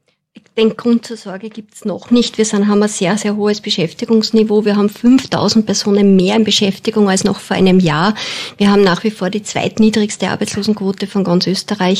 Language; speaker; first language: German; native; German